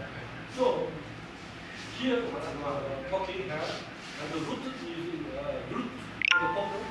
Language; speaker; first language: English; non-native, learner; Korean